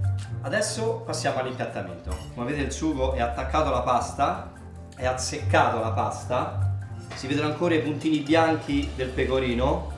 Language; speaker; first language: Italian; native; Italian